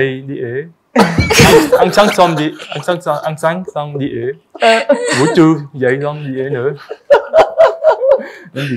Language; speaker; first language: Vietnamese; early bilingual, heritage; French